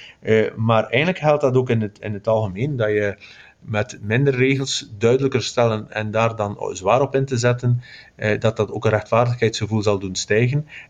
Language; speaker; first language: Dutch; native; Dutch